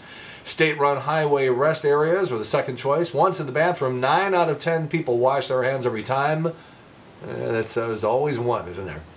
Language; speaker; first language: English; native; English